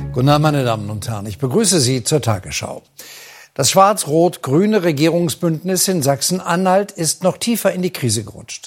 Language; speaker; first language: German; native; German